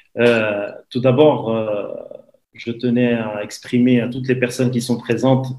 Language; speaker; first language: French; non-native, local second language; Arabic